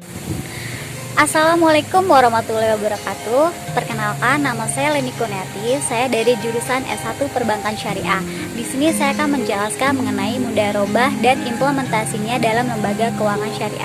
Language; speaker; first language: Indonesian; native; Indonesian